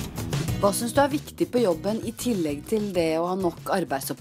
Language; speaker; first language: Norwegian; native; Norwegian